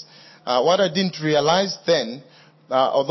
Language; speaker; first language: English; non-native, local second language; Bemba